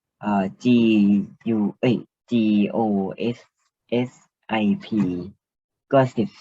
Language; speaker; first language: English; non-native, learner; Thai